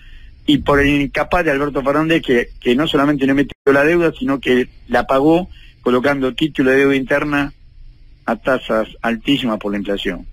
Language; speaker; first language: Spanish; native; Spanish